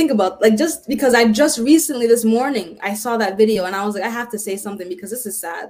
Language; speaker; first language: English; early bilingual, other home language; Haitian Creole